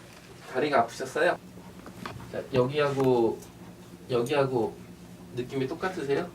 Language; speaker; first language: Korean; native; Korean